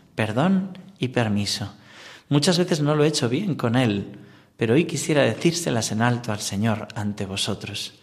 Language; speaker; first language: Spanish; native; Spanish